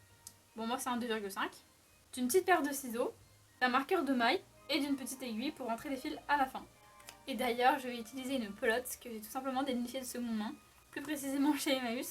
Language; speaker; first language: French; native; French